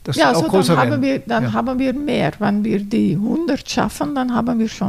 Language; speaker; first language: German; non-native, fluent; Dutch